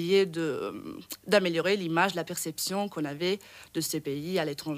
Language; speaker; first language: French; non-native, fluent; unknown